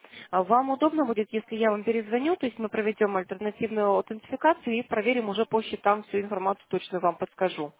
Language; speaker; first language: Russian; native; Russian